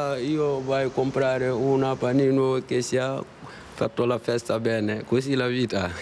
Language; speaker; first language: Italian; non-native, learner; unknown